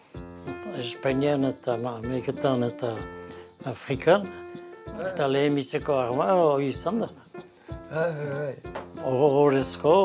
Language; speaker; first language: Basque; native; Basque